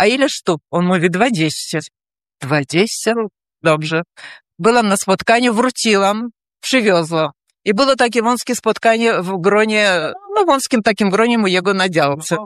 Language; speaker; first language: Polish; early bilingual, heritage; Polish